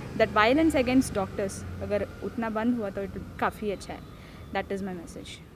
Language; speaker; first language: Hindi; non-native, local second language; Telugu